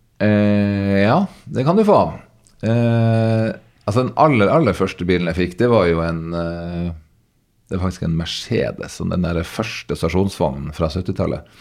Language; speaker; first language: Norwegian; native; Norwegian